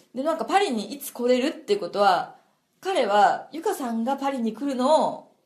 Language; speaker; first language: Japanese; native; Japanese